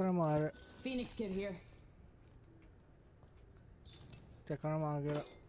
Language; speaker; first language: Japanese; non-native, learner; English